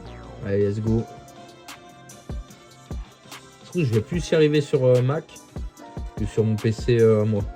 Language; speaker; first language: French; native; French